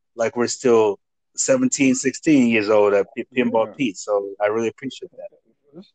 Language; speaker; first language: English; non-native, local second language; Igbo